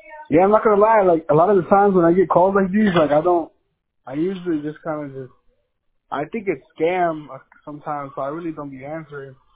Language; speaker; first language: English; early bilingual, other home language; Spanish